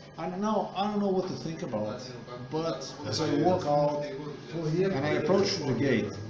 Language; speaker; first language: English; non-native, fluent; Slovenian